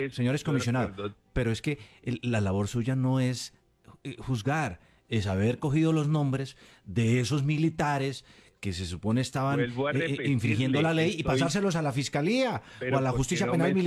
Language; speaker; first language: Spanish; native; Spanish